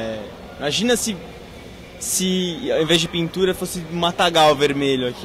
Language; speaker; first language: Portuguese; native; Portuguese